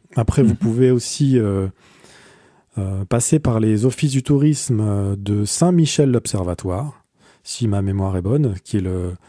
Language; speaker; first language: French; native; French